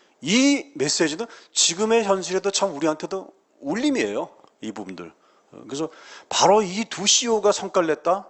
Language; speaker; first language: Korean; native; Korean